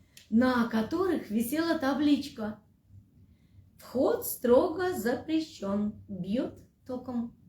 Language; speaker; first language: Russian; native; Russian